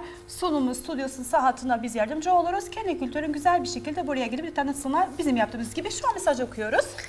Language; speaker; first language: Turkish; non-native, fluent; Albanian